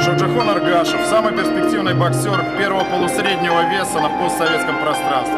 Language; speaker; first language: Russian; native; Russian